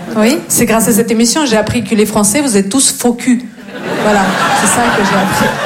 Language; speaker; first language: French; non-native, fluent; Russian